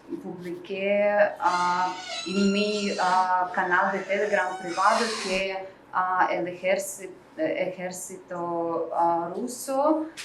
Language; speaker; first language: Spanish; non-native, learner; Russian